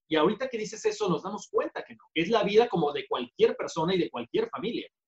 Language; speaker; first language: Spanish; native; Spanish